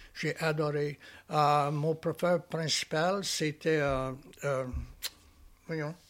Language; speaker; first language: French; native; French